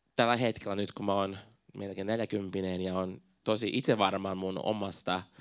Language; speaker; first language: Finnish; non-native, fluent; Portuguese